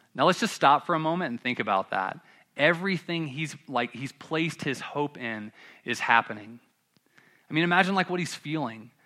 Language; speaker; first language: English; native; English